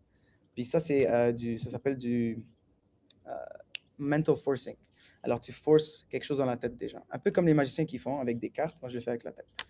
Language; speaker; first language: French; native; French